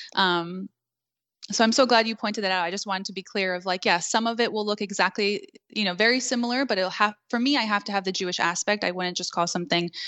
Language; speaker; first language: English; native; English